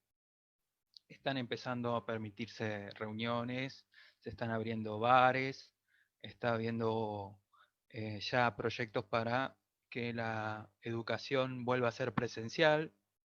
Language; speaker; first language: Spanish; native; Spanish